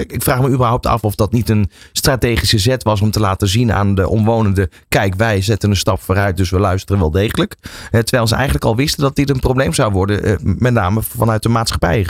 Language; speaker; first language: Dutch; native; Dutch